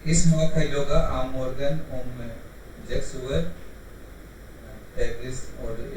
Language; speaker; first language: German; non-native, learner; Hindi